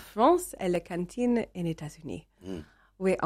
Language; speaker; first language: French; non-native, learner; English